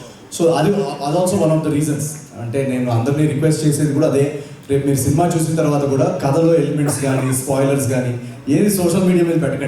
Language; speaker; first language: Telugu; native; Telugu